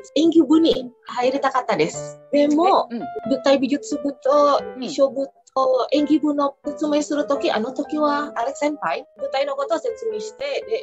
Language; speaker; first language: Japanese; non-native, learner; Indonesian